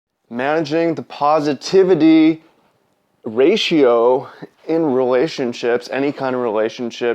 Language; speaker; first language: English; native; English